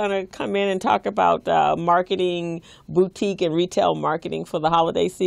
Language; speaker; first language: English; native; English